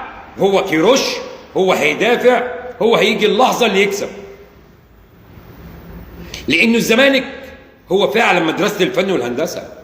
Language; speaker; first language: Arabic; native; Arabic